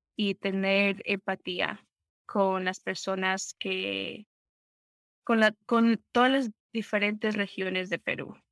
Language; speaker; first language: Spanish; native; Spanish